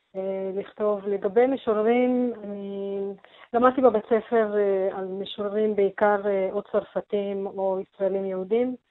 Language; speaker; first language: Hebrew; non-native, local second language; Arabic